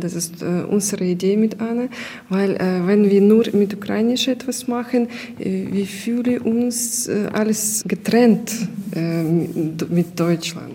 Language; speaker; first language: German; non-native, learner; Ukrainian